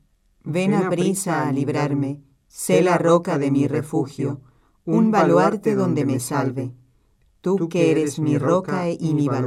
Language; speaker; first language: Spanish; native; Spanish